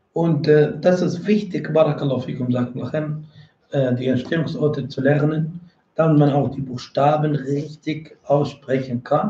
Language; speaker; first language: German; non-native, fluent; Arabic